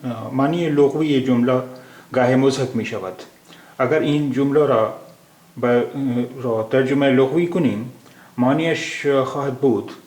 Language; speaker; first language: Persian; non-native, fluent; Urdu